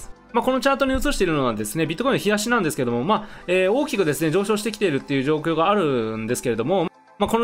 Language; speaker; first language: Japanese; native; Japanese